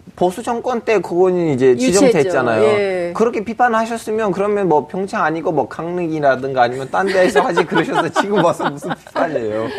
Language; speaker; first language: Korean; non-native, fluent; Turkish